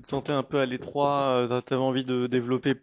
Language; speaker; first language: French; native; French